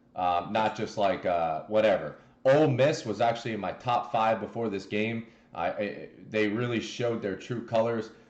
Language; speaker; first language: English; native; English